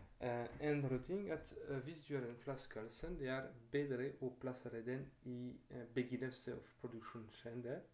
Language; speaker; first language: Norwegian; non-native, fluent; French